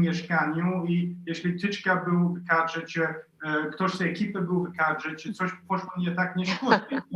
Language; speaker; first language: Polish; non-native, fluent; Swedish